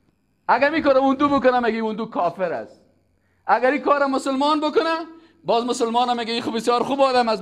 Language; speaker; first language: Persian; native; Persian